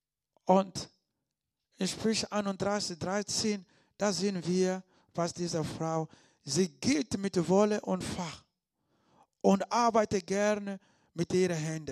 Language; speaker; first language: German; non-native, learner; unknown